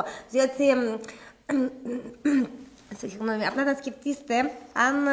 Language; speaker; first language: Greek; non-native, learner; Russian